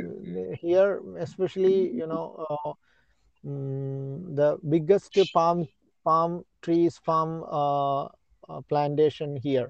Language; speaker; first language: English; non-native, learner; Malayalam